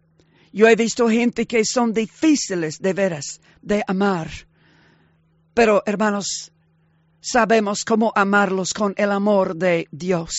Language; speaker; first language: Spanish; non-native, fluent; English